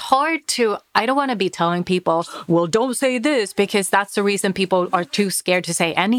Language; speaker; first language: English; non-native, fluent; Finnish